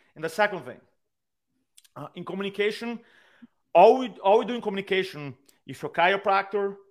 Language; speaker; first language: English; non-native, fluent; Portuguese